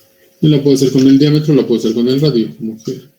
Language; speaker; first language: Spanish; native; Spanish